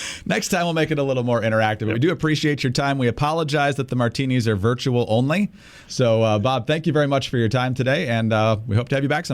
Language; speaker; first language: English; native; English